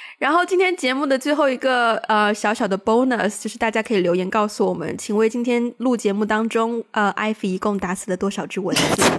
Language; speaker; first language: Chinese; native; Chinese